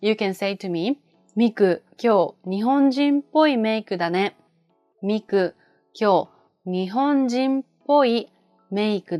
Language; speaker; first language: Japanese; native; Japanese